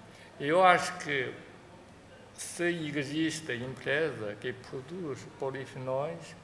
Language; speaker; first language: Portuguese; non-native, fluent; Chinese